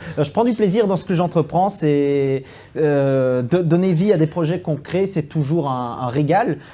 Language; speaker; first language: French; native; French